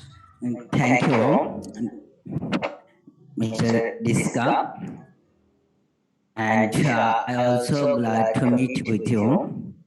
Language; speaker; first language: English; non-native, learner; Bangla